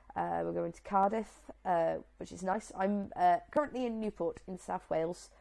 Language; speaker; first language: English; native; English